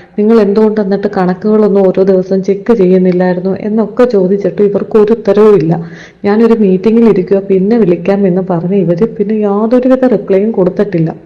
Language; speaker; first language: Malayalam; native; Malayalam